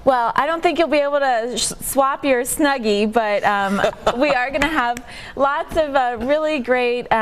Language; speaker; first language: English; native; English